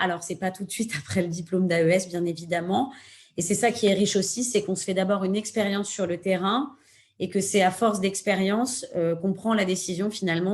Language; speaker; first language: French; native; French